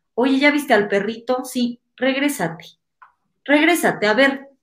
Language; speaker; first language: Spanish; native; Spanish